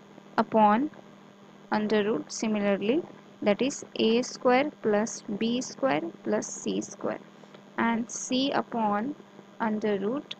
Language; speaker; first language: English; non-native, local second language; Hindi